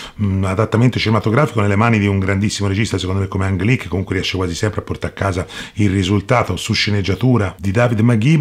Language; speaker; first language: Italian; native; Italian